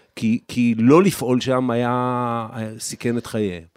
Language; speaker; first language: Hebrew; native; Hebrew